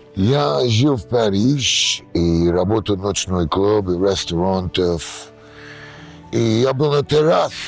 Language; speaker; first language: Russian; non-native, learner; English